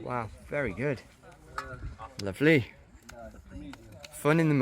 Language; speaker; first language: English; native; English